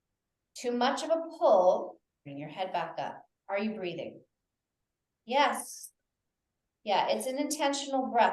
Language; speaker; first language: English; native; English